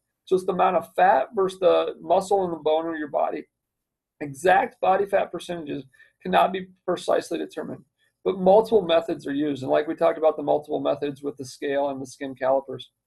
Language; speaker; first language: English; native; English